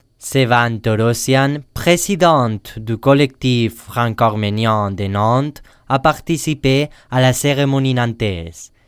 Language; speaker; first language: French; native; French